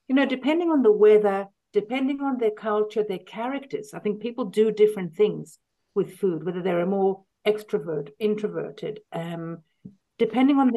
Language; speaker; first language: English; native; English